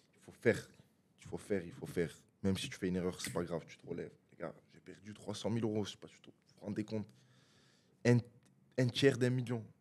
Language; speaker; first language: French; non-native, fluent; Italian